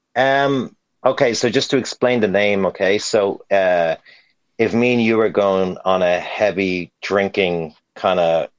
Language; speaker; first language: English; native; English